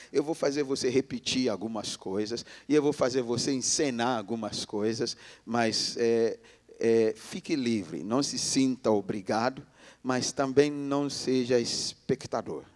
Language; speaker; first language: Portuguese; non-native, fluent; English